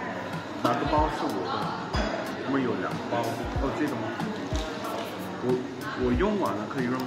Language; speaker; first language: Chinese; non-native, fluent; English